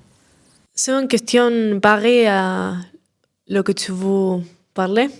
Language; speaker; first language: French; non-native, learner; Spanish